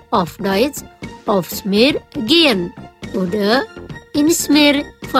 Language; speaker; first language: German; non-native, fluent; Indonesian